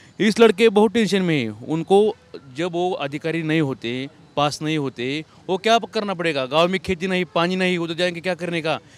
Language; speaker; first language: Hindi; non-native, local second language; Marathi